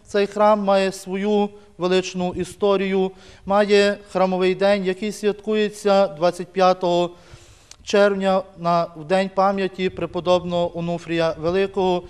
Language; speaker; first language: Ukrainian; native; Ukrainian